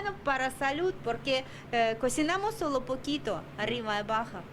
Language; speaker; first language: Spanish; non-native, learner; Russian